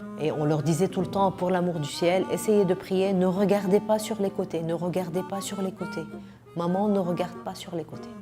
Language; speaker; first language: French; non-native, fluent; Arabic